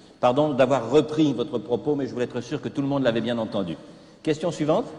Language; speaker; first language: French; native; French